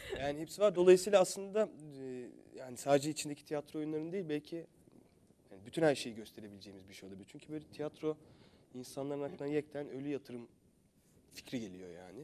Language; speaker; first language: Turkish; native; Turkish